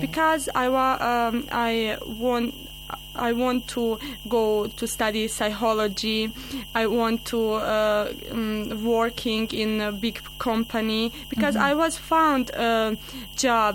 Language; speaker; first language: English; non-native, learner; Bosnian